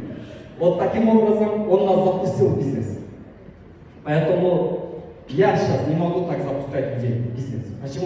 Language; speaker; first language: Russian; non-native, local second language; Kyrgyz